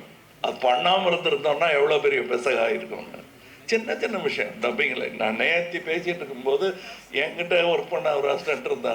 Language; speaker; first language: Tamil; native; Tamil